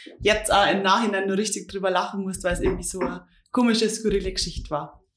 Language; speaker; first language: German; native; German